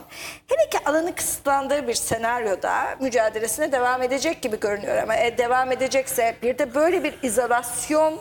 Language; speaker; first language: Turkish; native; Turkish